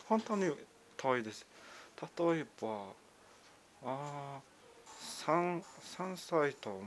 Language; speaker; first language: Japanese; non-native, learner; Mongolian